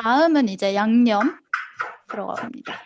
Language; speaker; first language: Korean; native; Korean